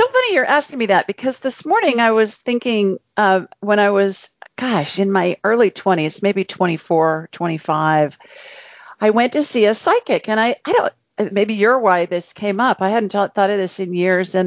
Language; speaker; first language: English; native; English